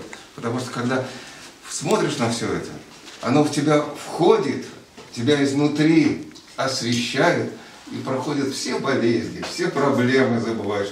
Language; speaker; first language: Russian; native; Russian